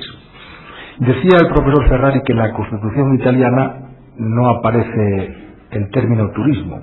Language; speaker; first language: Spanish; native; Spanish